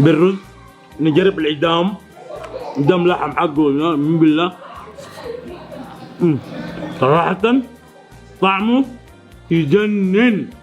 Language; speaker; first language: Arabic; native; Arabic